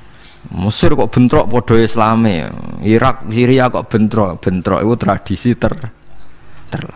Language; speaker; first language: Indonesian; non-native, local second language; Javanese